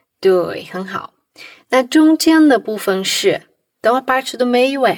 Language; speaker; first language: Chinese; non-native, fluent; Portuguese